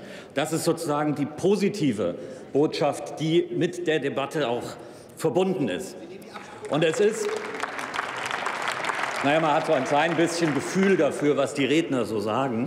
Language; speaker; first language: German; native; German